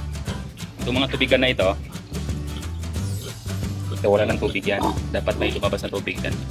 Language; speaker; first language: Filipino; native; Filipino